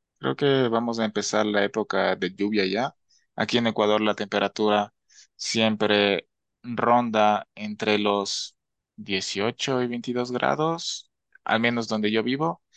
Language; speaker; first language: Spanish; native; Spanish